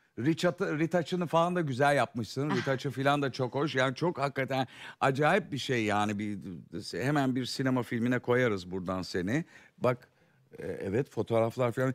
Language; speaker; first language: Turkish; native; Turkish